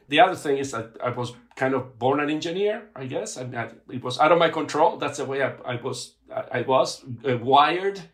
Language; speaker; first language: English; non-native, fluent; Spanish